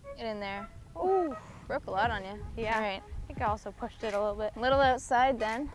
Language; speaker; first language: English; native; English